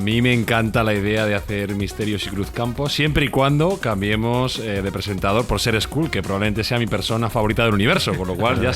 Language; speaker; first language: Spanish; native; Spanish